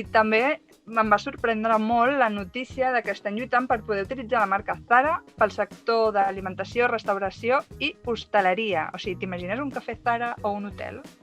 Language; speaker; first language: Catalan; native; Catalan